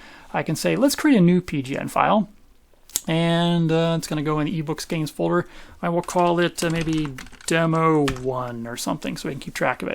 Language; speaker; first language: English; native; English